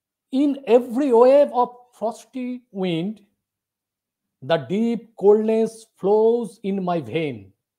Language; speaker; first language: English; non-native, local second language; Bangla